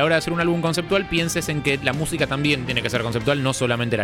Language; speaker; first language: Spanish; native; Spanish